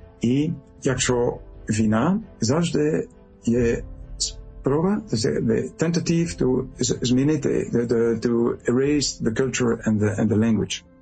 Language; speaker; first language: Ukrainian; non-native, learner; French